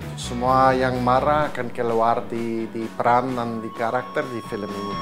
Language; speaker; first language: Indonesian; non-native, learner; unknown